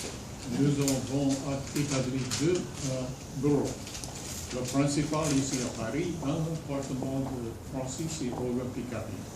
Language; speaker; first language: French; non-native, fluent; English